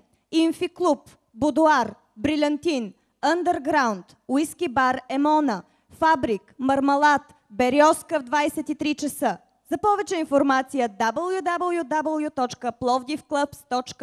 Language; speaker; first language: Bulgarian; native; Bulgarian